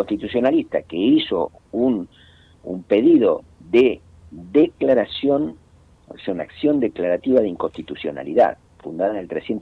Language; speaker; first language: Spanish; native; Spanish